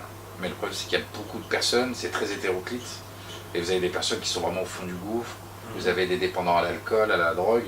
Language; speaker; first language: French; native; French